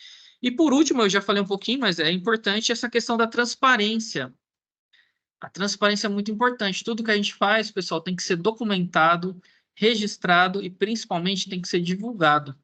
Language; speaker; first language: Portuguese; native; Portuguese